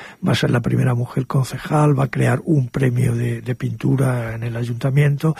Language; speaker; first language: Spanish; native; Spanish